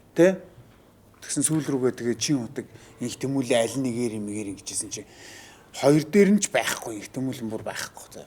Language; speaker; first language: Mongolian; native; Mongolian